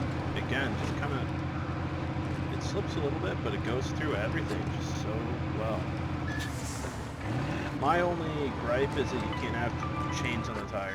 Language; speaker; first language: English; native; English